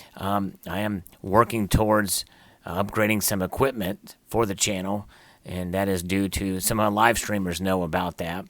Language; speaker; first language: English; native; English